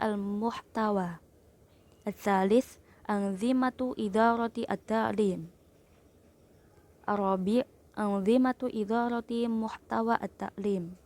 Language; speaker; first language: Arabic; non-native, learner; Indonesian